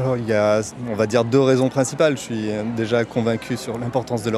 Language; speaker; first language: French; native; French